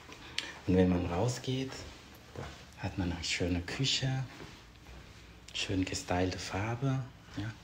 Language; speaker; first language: German; non-native, fluent; Vietnamese